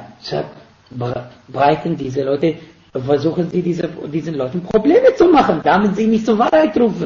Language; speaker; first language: German; non-native, fluent; Arabic